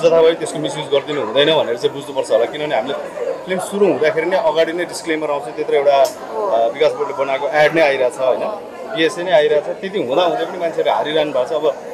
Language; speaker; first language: Nepali; native; Nepali